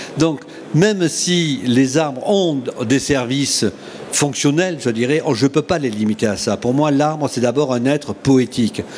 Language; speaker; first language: French; native; French